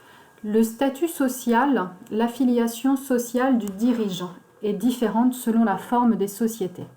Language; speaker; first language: French; native; French